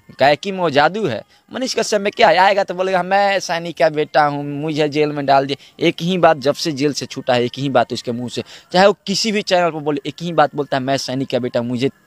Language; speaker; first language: Hindi; native; Hindi